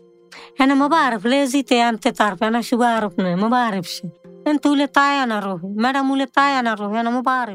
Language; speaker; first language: Arabic; non-native, learner; Bangla